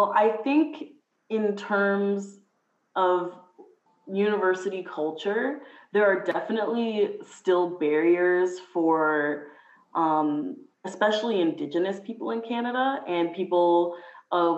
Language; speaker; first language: English; native; English